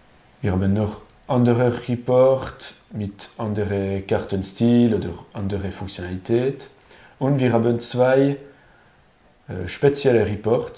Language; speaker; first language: German; non-native, learner; French